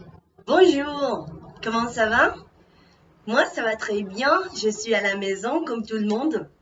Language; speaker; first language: French; non-native, fluent; Spanish